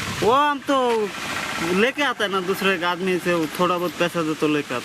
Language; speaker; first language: Hindi; non-native, learner; Bangla